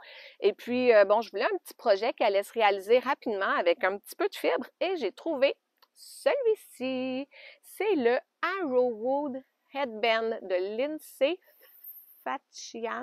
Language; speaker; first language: French; native; French